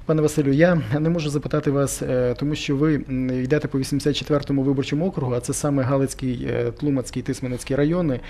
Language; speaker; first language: Ukrainian; native; Ukrainian